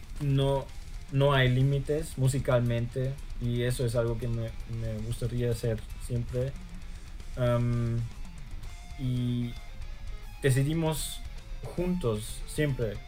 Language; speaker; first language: Spanish; early bilingual, heritage; German